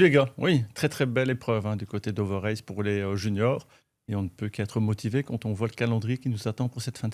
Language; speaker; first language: French; native; French